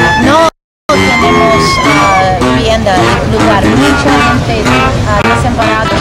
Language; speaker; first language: Spanish; non-native, learner; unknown